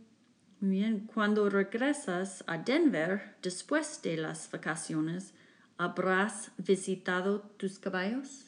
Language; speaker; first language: Spanish; non-native, fluent; English